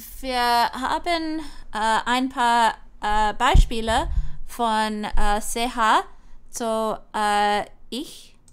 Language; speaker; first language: German; non-native, learner; English